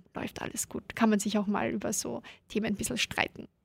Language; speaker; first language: German; native; German